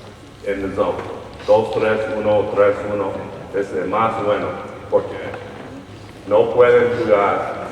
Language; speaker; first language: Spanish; early bilingual, heritage; Spanish